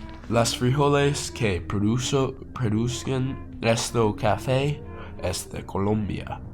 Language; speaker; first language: Spanish; non-native, learner; English